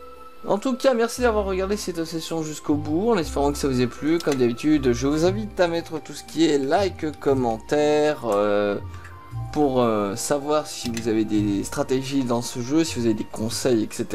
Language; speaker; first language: French; native; French